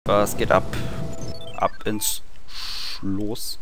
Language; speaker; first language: German; native; German